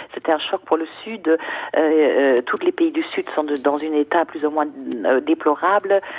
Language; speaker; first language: French; non-native, fluent; German